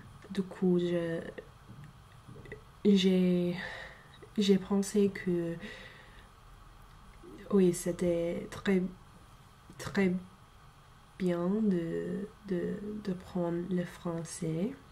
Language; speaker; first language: French; non-native, fluent; English